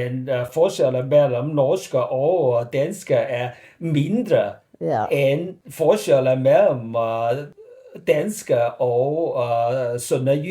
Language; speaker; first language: Danish; non-native, learner; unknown